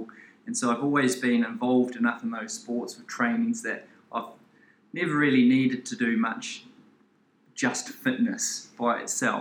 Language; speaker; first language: English; native; English